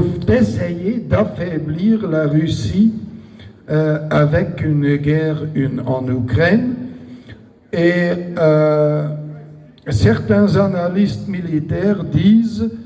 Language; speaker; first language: French; non-native, local second language; Luxembourgish